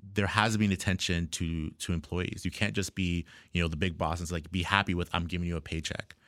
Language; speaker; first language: English; native; English